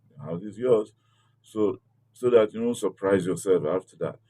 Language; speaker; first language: English; non-native, local second language; Yoruba